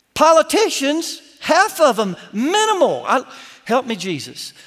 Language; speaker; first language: English; native; English